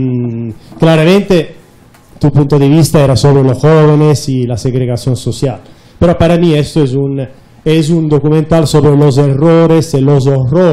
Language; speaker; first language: Spanish; non-native, fluent; Italian